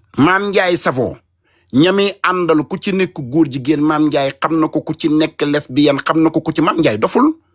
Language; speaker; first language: Wolof; native; Wolof